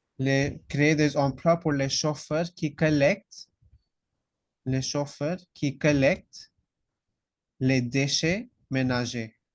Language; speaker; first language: French; non-native, fluent; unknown